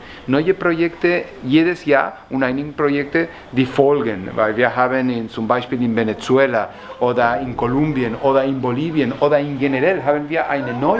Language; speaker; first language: German; non-native, learner; Spanish